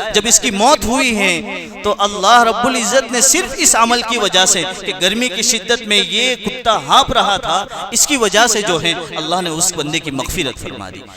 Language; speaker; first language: Urdu; non-native, local second language; Gujarati